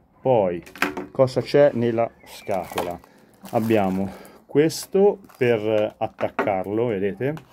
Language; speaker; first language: Italian; native; Italian